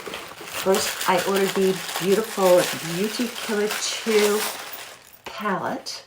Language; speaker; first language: English; native; English